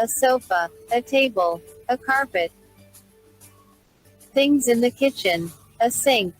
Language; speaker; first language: English; non-native, learner; Indonesian